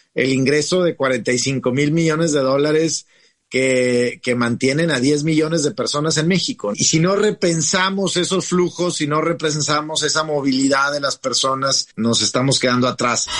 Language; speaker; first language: Spanish; native; Spanish